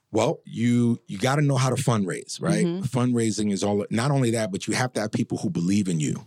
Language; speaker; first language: English; native; English